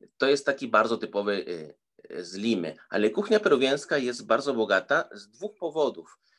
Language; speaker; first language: Polish; early bilingual, heritage; Spanish